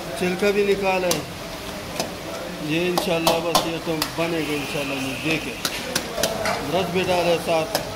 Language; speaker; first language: Urdu; non-native, local second language; Pashto